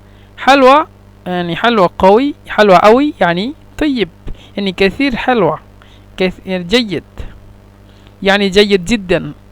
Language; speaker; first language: Arabic; non-native, fluent; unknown